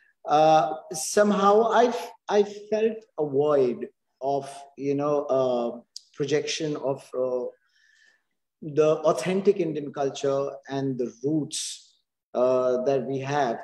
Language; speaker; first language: English; non-native, local second language; Hindi